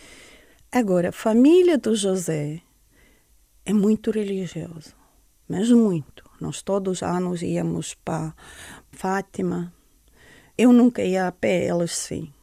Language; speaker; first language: Portuguese; non-native, fluent; Estonian